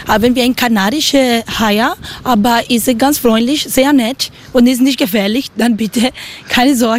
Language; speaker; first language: German; non-native, learner; Spanish